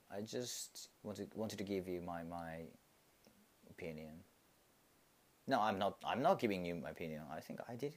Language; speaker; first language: English; non-native, learner; Japanese